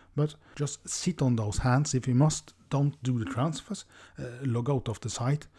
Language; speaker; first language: English; non-native, fluent; Norwegian